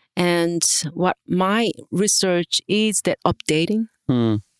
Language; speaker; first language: English; non-native, fluent; Korean